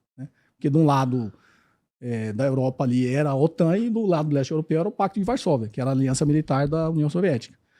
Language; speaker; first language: Portuguese; native; Portuguese